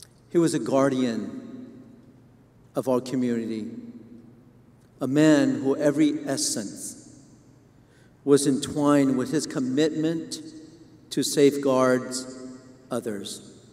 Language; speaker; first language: English; non-native, fluent; Vietnamese